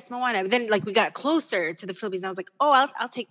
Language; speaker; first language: English; non-native, local second language; Pampanga